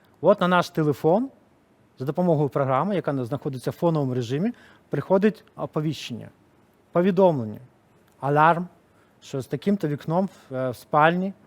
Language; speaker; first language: Ukrainian; non-native, local second language; Russian